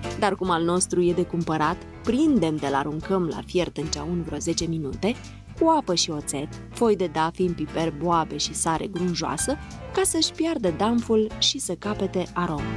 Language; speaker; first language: Romanian; native; Romanian